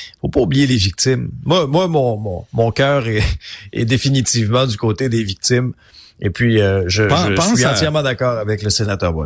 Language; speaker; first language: French; native; French